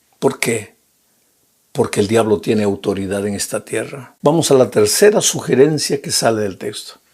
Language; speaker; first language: Spanish; native; Spanish